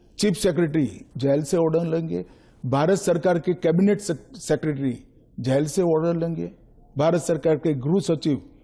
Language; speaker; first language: Hindi; non-native, local second language; Gujarati